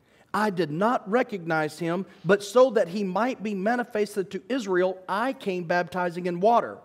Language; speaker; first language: English; native; English